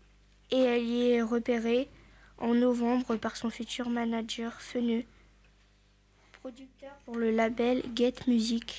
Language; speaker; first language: French; native; French